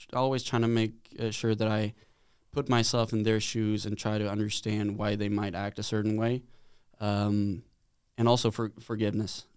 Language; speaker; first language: English; non-native, fluent; Swedish